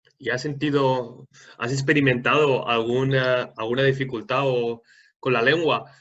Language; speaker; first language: Spanish; native; Spanish